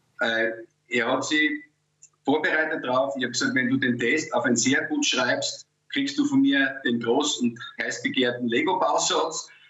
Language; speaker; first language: German; native; German